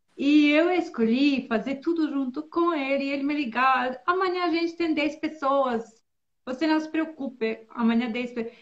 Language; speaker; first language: Portuguese; non-native, learner; Bosnian